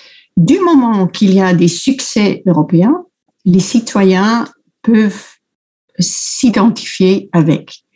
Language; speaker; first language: French; non-native, fluent; Dutch